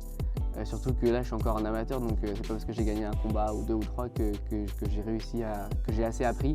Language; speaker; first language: French; native; French